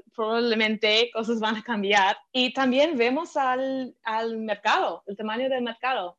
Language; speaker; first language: Spanish; non-native, fluent; English